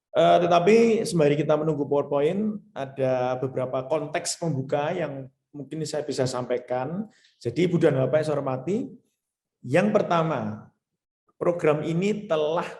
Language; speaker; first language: Indonesian; native; Indonesian